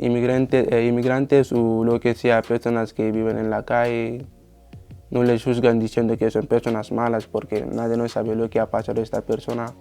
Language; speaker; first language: Spanish; non-native, fluent; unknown